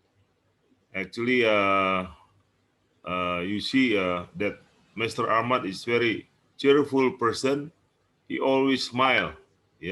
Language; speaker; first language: English; non-native, learner; Indonesian